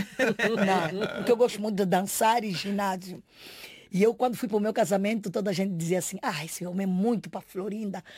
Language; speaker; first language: Portuguese; native; Portuguese